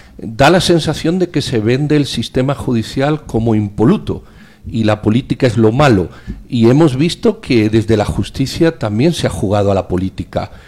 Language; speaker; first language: Spanish; native; Spanish